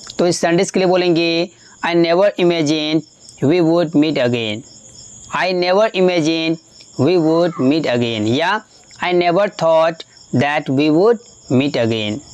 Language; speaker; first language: Hindi; native; Hindi